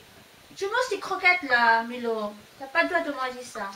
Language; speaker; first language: French; non-native, fluent; Filipino